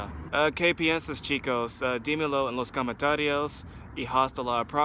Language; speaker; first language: Spanish; non-native, learner; English